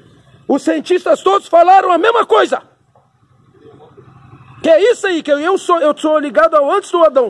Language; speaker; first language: Portuguese; native; Portuguese